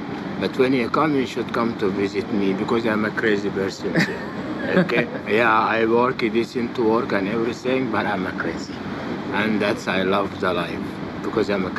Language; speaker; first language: English; non-native, learner; Arabic